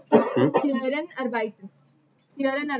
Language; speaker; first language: German; non-native, learner; Hindi